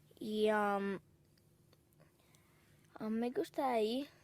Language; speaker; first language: Spanish; early bilingual, other home language; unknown